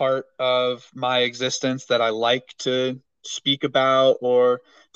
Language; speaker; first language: English; native; English